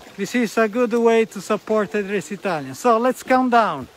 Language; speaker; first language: English; non-native, fluent; Italian